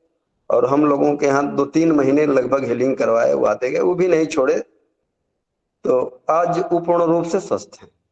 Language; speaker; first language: Hindi; native; Hindi